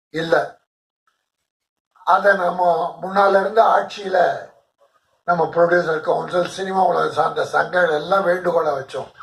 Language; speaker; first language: Tamil; native; Tamil